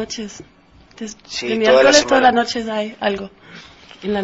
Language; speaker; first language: Spanish; non-native, fluent; Danish